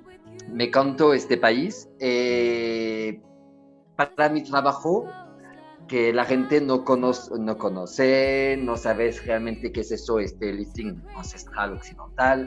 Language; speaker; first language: Spanish; non-native, learner; French